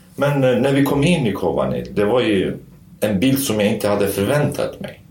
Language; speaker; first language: Swedish; non-native, fluent; Kurdish